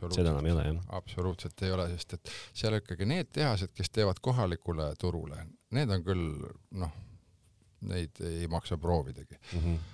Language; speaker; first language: Estonian; native; Estonian